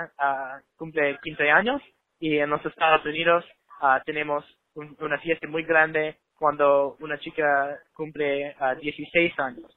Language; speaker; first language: Spanish; non-native, learner; English